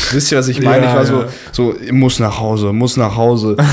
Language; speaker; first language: German; native; German